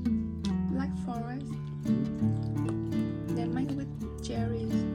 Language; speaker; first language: English; non-native, learner; Vietnamese